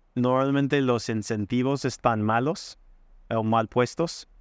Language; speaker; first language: Spanish; non-native, fluent; English